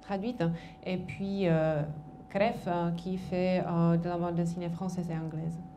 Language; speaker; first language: French; non-native, fluent; Czech